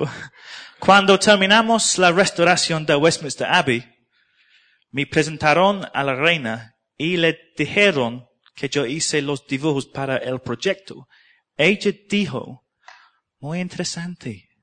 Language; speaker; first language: Spanish; non-native, learner; English